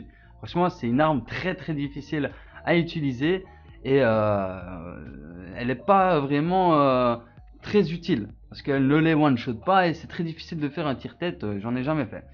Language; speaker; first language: French; native; French